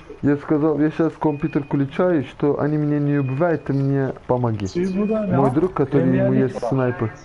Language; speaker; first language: Russian; non-native, learner; Turkish